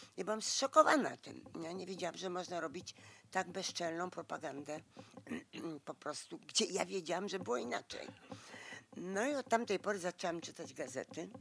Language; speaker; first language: Polish; native; Polish